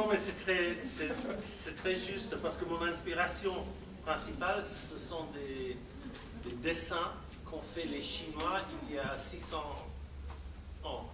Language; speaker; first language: French; non-native, fluent; English